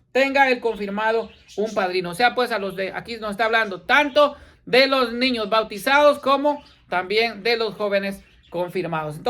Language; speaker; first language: Spanish; native; Spanish